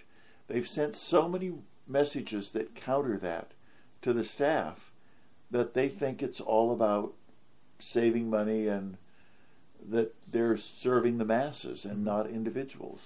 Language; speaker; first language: English; native; English